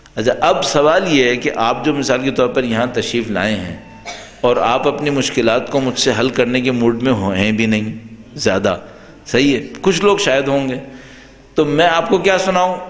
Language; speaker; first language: Urdu; native; Urdu